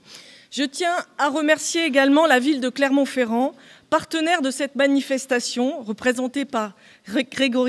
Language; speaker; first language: French; native; French